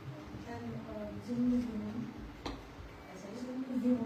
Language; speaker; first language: Dutch; early bilingual, other home language; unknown